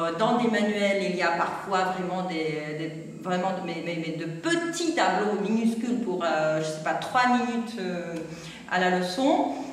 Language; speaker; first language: French; non-native, fluent; Russian